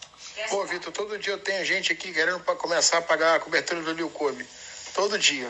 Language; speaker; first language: Portuguese; native; Portuguese